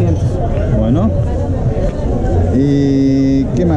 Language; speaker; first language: Spanish; non-native, learner; English